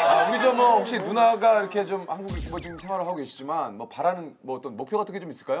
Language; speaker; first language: Korean; native; Korean